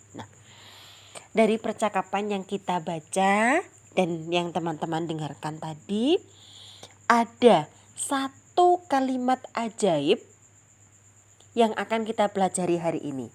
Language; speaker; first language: Indonesian; native; Indonesian